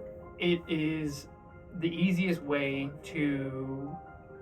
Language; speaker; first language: English; native; English